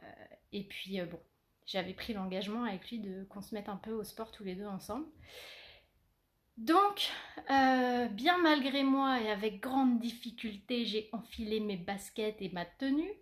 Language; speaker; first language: French; native; French